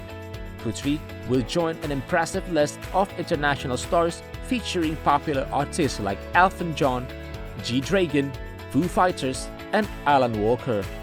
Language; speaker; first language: English; non-native, fluent; Indonesian